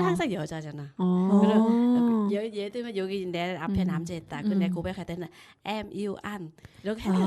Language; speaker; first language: Korean; non-native, learner; Vietnamese